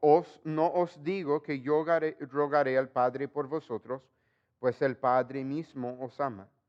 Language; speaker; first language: Spanish; non-native, fluent; English